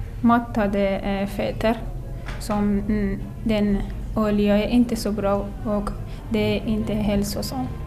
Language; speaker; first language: Swedish; non-native, learner; Persian